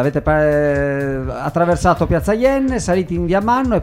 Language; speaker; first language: Italian; native; Italian